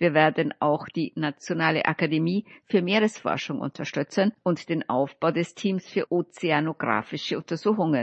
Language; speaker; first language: German; native; German